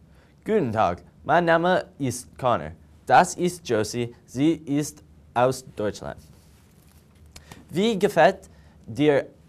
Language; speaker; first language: German; non-native, learner; English